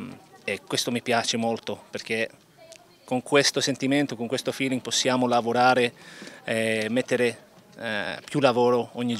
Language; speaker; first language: Italian; non-native, fluent; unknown